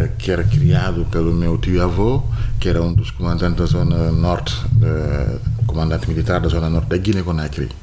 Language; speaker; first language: Portuguese; non-native, fluent; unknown